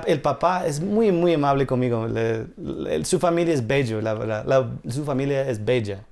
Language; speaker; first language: Spanish; non-native, fluent; English